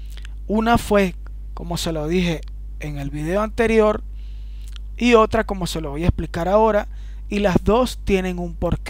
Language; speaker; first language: Spanish; native; Spanish